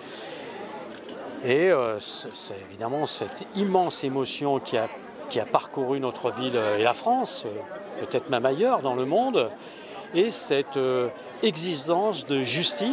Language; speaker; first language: French; native; French